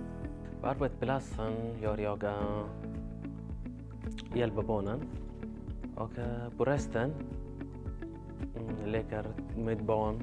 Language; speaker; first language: Swedish; non-native, learner; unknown